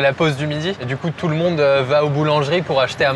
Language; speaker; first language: French; native; French